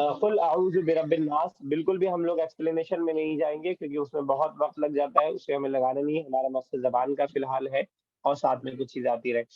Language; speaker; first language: Urdu; native; Urdu